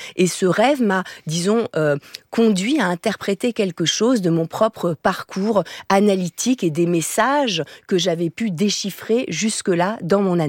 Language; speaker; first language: French; native; French